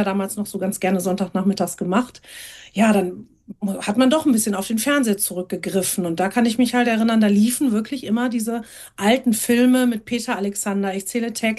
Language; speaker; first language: German; native; German